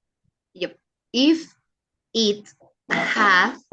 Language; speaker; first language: English; non-native, learner; Spanish